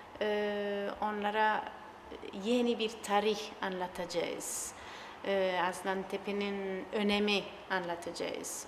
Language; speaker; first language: Turkish; non-native, learner; Italian